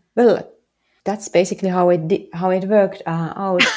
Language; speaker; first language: English; non-native, fluent; Finnish